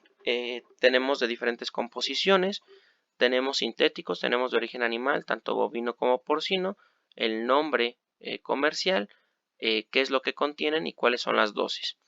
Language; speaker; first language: Spanish; native; Spanish